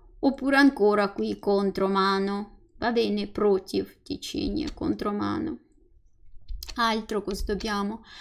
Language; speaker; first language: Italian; non-native, fluent; Russian